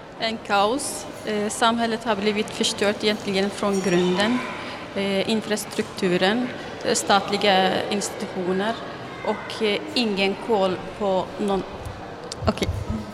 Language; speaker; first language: Swedish; non-native, fluent; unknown